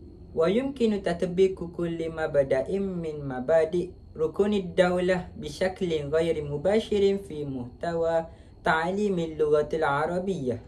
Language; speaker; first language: Arabic; non-native, learner; Malay